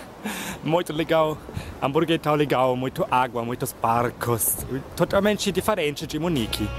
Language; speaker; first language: Portuguese; non-native, fluent; German